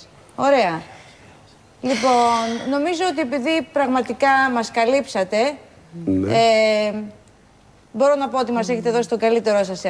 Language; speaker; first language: Greek; native; Greek